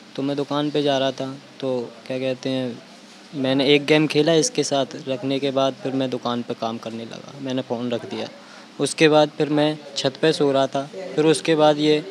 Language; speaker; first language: Hindi; native; Hindi